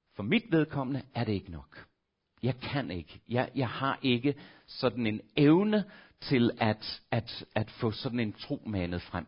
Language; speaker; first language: Danish; non-native, fluent; English